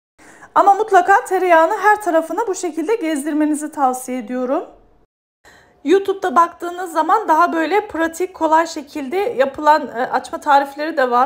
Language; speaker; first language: Turkish; native; Turkish